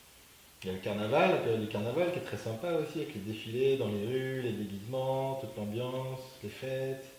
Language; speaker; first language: French; native; French